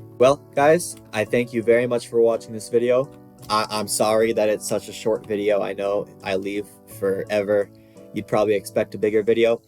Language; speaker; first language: English; native; English